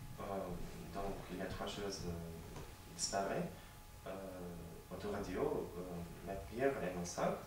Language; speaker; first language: French; non-native, learner; Latvian